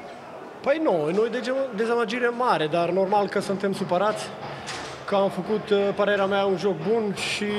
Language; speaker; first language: Romanian; non-native, learner; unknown